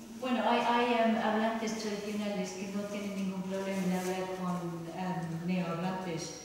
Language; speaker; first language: Spanish; non-native, fluent; English